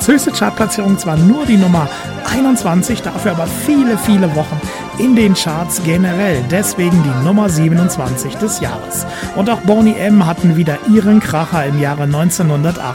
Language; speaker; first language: German; native; German